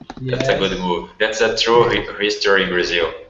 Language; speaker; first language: English; non-native, learner; Portuguese